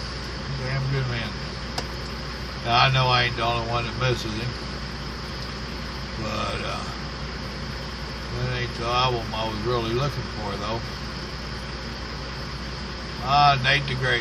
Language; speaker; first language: English; native; English